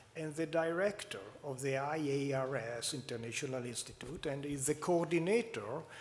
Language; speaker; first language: English; non-native, fluent; Italian